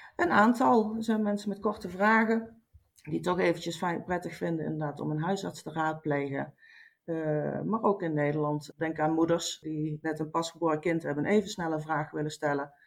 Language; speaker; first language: Dutch; native; Dutch